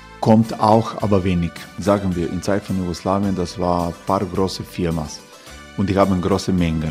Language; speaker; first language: German; non-native, learner; Croatian